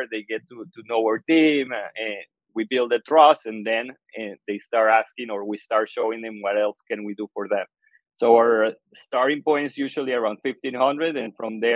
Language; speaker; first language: English; non-native, fluent; Spanish